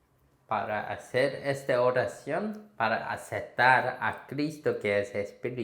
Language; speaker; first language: Spanish; non-native, fluent; Korean